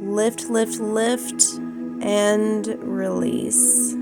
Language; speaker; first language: English; native; English